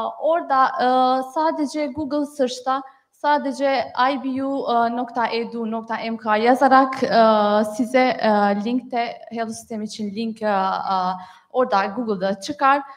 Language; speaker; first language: Turkish; non-native, fluent; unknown